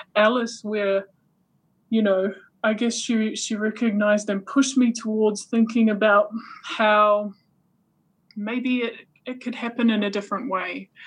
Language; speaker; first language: English; native; English